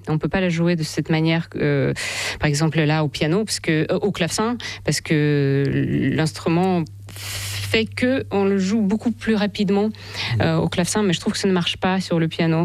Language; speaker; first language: French; non-native, fluent; Russian